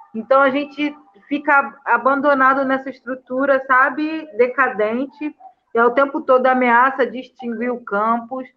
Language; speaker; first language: Portuguese; native; Portuguese